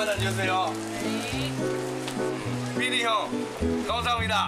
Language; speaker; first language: Korean; non-native, learner; Japanese